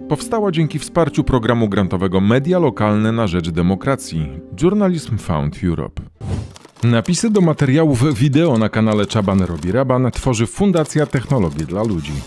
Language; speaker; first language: Polish; native; Polish